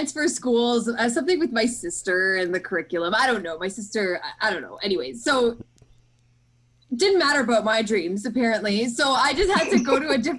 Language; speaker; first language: English; native; English